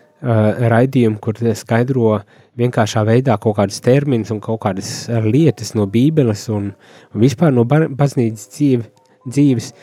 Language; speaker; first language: Latvian; native; Latvian